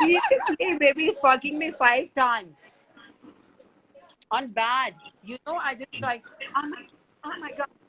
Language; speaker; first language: English; non-native, learner; Hindi